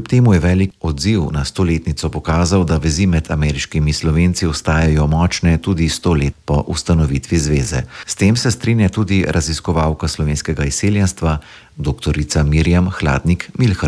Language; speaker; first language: Slovenian; native; Slovenian